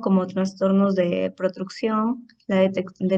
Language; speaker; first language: Spanish; native; Spanish